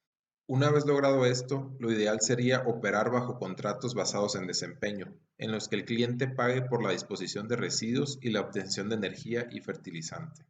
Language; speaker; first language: Spanish; native; Spanish